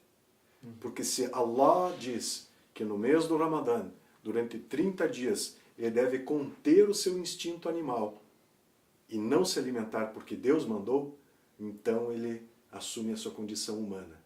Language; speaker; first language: Portuguese; native; Portuguese